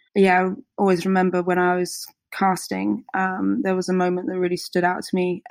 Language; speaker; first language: English; native; English